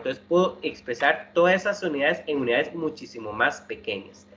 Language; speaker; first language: Spanish; native; Spanish